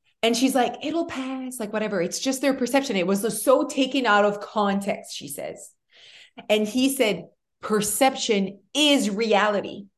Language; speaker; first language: English; early bilingual, other home language; French